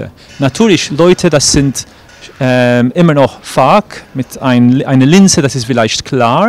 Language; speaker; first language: German; non-native, fluent; English